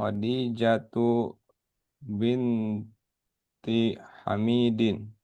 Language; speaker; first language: Arabic; non-native, learner; Indonesian